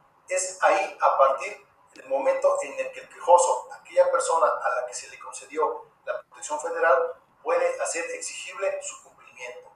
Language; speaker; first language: Spanish; native; Spanish